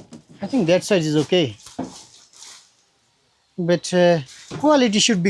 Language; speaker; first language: English; non-native, learner; Bangla